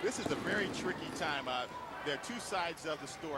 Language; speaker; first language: English; native; English